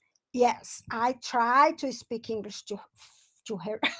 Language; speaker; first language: English; non-native, learner; Portuguese